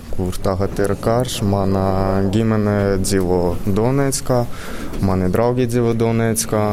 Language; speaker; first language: Latvian; non-native, learner; Ukrainian